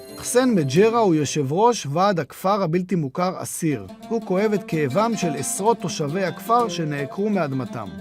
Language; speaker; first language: Hebrew; native; Hebrew